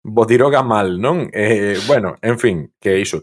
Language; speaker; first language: Spanish; non-native, local second language; Galician